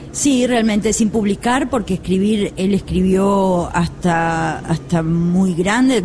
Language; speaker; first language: Spanish; native; Spanish